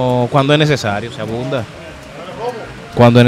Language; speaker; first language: Spanish; native; Spanish